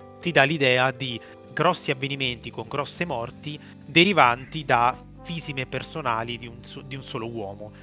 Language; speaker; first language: Italian; native; Italian